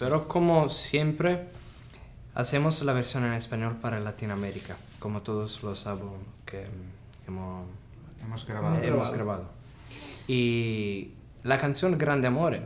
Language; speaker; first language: Spanish; non-native, fluent; Italian